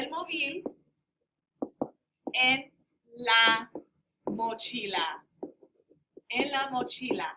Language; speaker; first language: Spanish; non-native, fluent; English